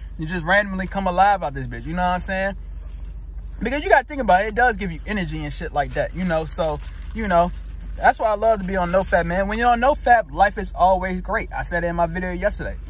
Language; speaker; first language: English; native; English